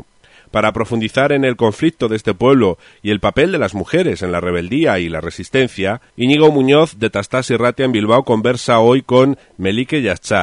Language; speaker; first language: Spanish; native; Spanish